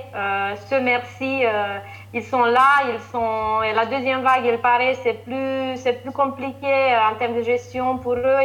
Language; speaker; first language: French; non-native, fluent; Romanian